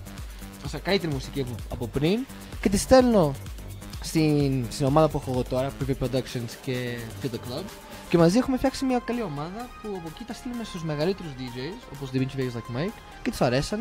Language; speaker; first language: Greek; early bilingual, heritage; English